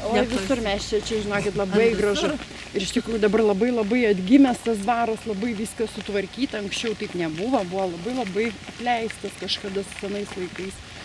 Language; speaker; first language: Lithuanian; native; Lithuanian